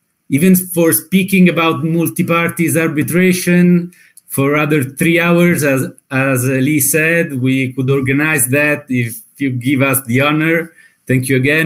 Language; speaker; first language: English; non-native, fluent; Italian